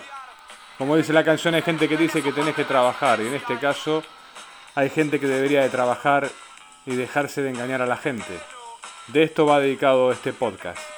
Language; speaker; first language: Spanish; native; Spanish